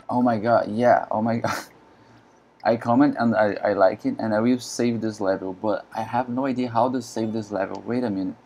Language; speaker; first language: English; non-native, learner; Portuguese